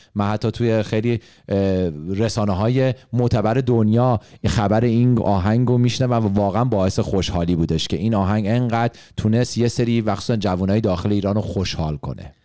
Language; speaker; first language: Persian; early bilingual, heritage; Persian